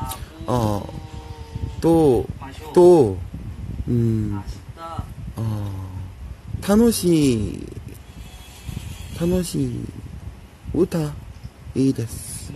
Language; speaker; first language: Japanese; non-native, learner; Korean